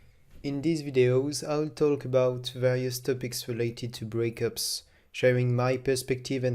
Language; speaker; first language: English; non-native, fluent; French